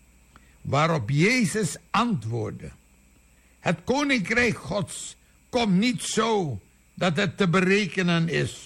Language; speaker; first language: Dutch; native; Dutch